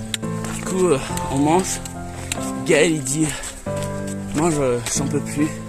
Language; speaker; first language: French; native; French